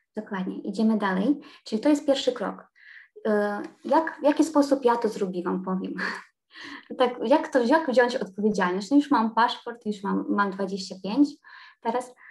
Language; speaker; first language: Polish; non-native, fluent; Ukrainian